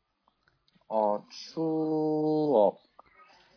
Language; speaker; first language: Chinese; non-native, learner; Korean